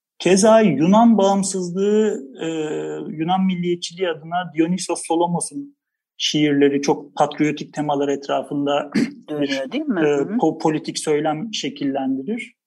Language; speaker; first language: Turkish; native; Turkish